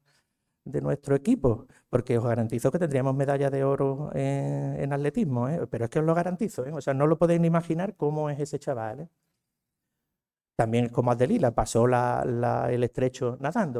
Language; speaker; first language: Spanish; native; Spanish